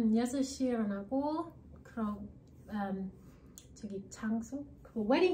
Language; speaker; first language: Korean; non-native, learner; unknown